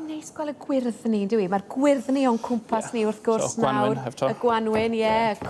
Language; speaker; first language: Welsh; native; Welsh